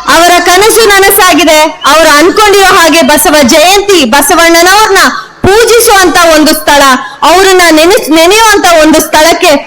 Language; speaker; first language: Kannada; non-native, local second language; Kodava